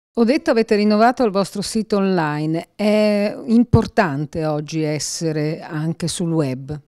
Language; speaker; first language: Italian; native; Italian